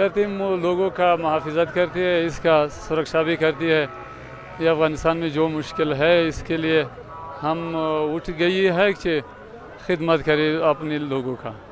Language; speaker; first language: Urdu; non-native, learner; Pashto